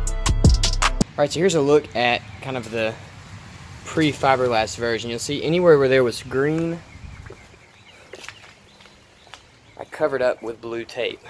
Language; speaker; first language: English; native; English